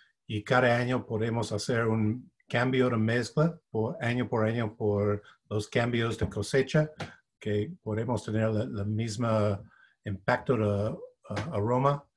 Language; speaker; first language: Spanish; non-native, fluent; English